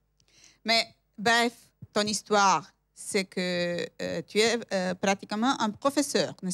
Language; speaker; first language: French; non-native, fluent; Romanian